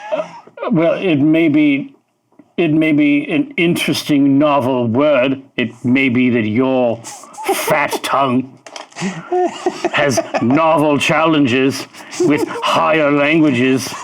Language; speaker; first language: English; native; English